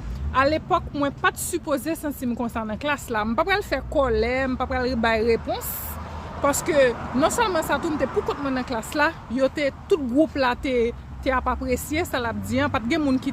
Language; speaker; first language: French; non-native, learner; Haitian Creole